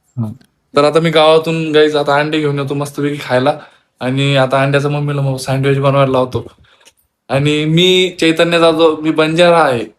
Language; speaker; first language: Marathi; non-native, local second language; Lambadi